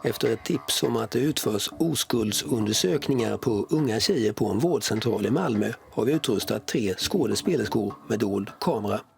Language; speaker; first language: Swedish; native; Swedish